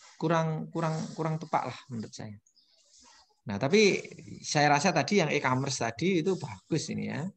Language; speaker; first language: Indonesian; non-native, local second language; Javanese